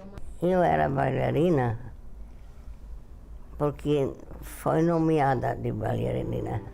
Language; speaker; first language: Portuguese; non-native, learner; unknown